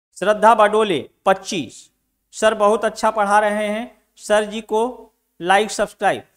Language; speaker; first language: Hindi; native; Hindi